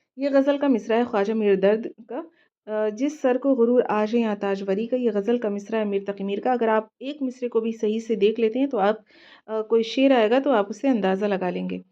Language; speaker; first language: Urdu; native; Urdu